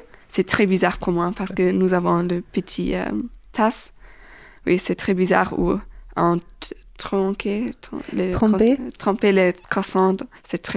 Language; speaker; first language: French; non-native, learner; German